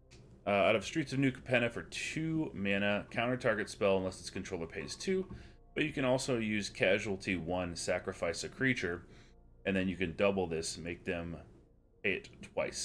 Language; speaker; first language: English; native; English